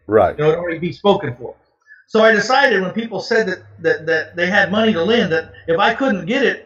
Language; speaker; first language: English; native; English